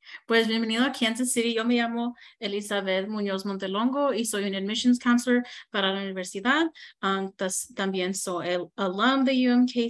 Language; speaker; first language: Spanish; early bilingual, heritage; Spanish